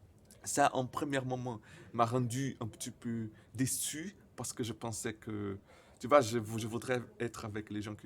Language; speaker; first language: French; non-native, learner; Portuguese